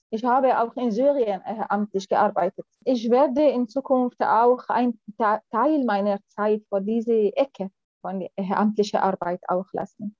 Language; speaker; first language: German; non-native, fluent; Arabic